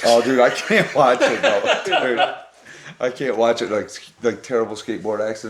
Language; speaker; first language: English; native; English